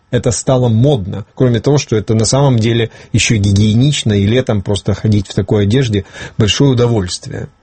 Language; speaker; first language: Russian; non-native, local second language; Ukrainian